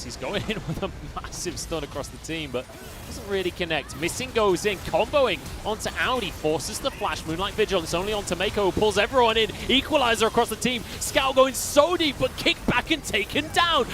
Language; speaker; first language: English; native; English